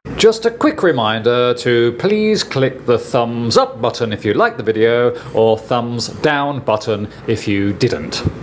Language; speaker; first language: English; native; English